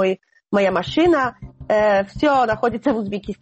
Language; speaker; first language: Russian; non-native, fluent; Polish